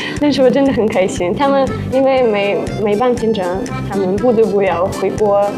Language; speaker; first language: Chinese; non-native, fluent; Russian